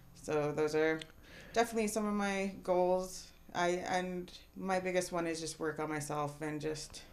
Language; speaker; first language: English; native; English